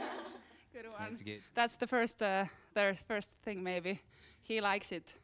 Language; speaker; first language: English; non-native, fluent; Estonian